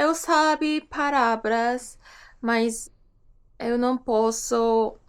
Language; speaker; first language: Portuguese; non-native, learner; Japanese